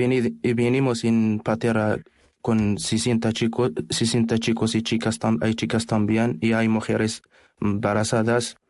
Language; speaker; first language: Spanish; non-native, learner; Arabic